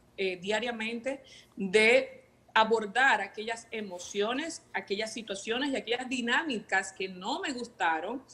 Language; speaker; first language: Spanish; native; Spanish